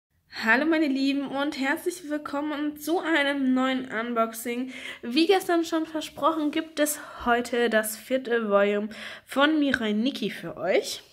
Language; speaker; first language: German; native; German